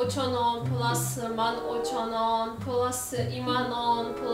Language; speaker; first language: Korean; non-native, fluent; Russian